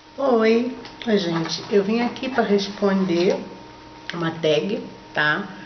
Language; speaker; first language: Portuguese; native; Portuguese